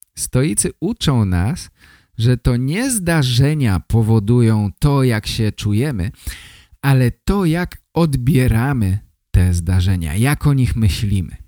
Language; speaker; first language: Polish; native; Polish